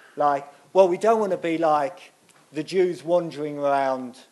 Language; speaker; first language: English; native; English